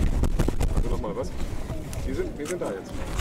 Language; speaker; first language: German; native; German